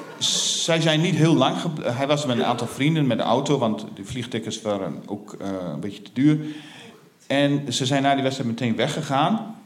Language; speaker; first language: Dutch; native; Dutch